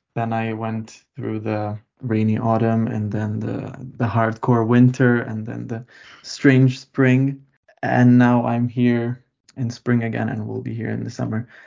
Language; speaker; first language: English; non-native, fluent; Lithuanian